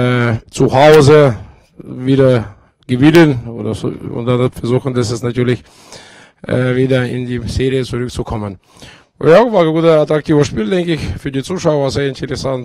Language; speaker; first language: German; non-native, fluent; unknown